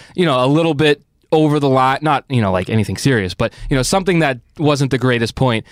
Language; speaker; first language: English; native; English